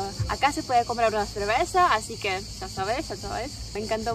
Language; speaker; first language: Spanish; non-native, fluent; Ukrainian